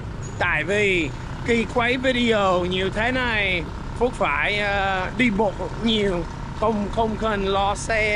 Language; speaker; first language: Vietnamese; non-native, fluent; English